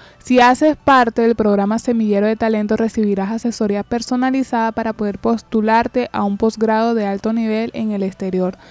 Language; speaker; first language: Spanish; native; Spanish